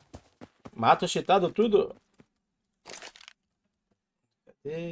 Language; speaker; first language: Portuguese; native; Portuguese